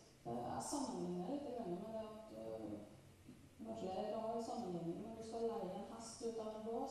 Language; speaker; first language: Norwegian; native; Norwegian